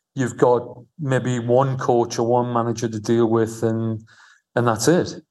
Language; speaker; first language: English; native; English